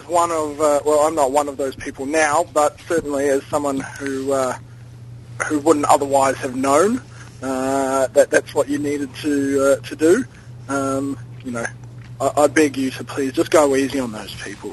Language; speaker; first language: English; native; English